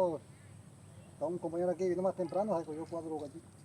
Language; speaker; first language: Spanish; native; Spanish